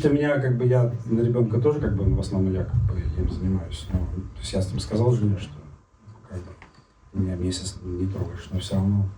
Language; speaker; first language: Russian; native; Russian